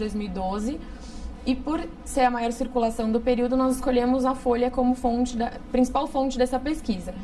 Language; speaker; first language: Portuguese; native; Portuguese